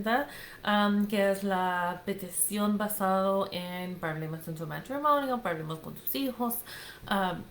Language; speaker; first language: Spanish; non-native, fluent; English